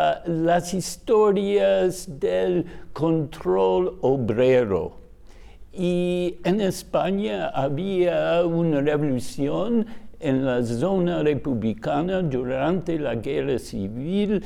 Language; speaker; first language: Spanish; non-native, fluent; English